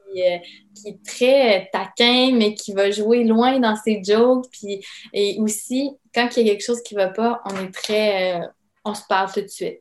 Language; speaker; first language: French; early bilingual, other home language; Serbian